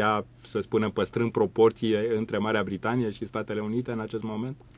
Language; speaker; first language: Romanian; native; Romanian